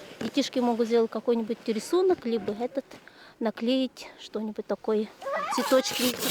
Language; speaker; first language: Russian; non-native, local second language; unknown